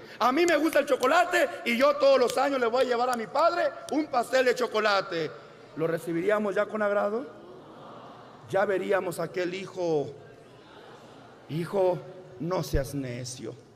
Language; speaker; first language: Spanish; native; Spanish